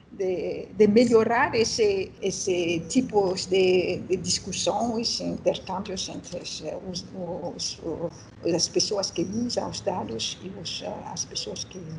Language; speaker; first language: Portuguese; non-native, learner; French